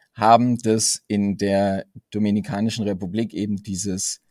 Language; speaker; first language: German; native; German